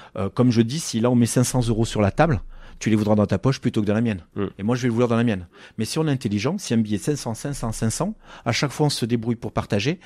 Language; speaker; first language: French; native; French